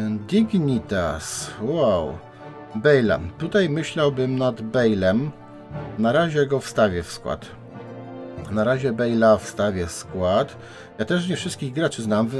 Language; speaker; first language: Polish; native; Polish